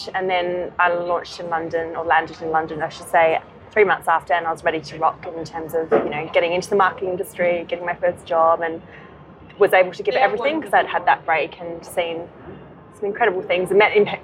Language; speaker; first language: English; native; English